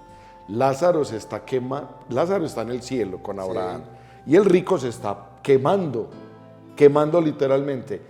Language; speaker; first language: Spanish; native; Spanish